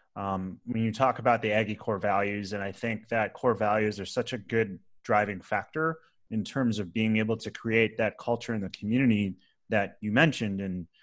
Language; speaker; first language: English; native; English